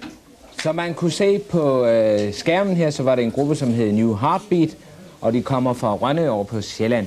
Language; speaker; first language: Danish; native; Danish